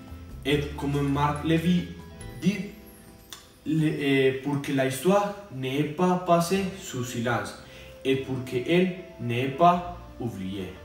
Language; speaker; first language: French; non-native, learner; Spanish